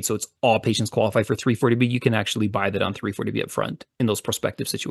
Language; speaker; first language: English; native; English